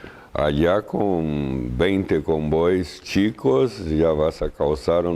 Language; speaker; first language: Spanish; non-native, fluent; Portuguese